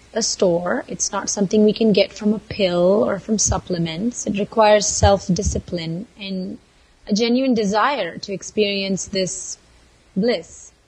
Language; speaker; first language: English; non-native, local second language; Kannada